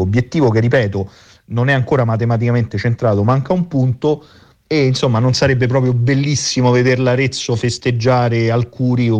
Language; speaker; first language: Italian; native; Italian